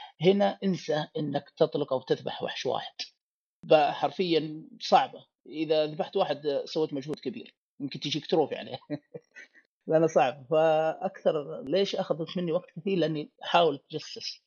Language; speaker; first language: Arabic; native; Arabic